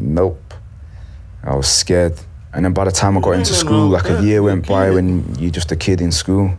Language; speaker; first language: English; native; English